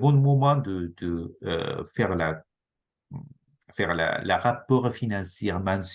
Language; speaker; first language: French; non-native, fluent; Japanese